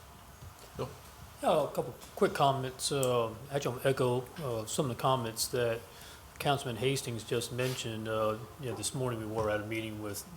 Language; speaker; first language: English; native; English